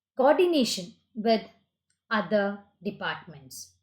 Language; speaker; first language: English; non-native, local second language; Kannada